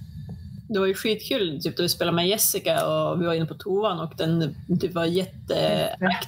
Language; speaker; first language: Swedish; native; Swedish